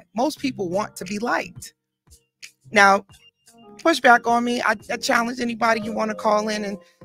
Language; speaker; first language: English; native; English